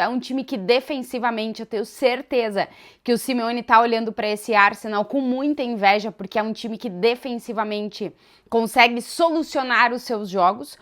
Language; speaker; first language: Portuguese; native; Portuguese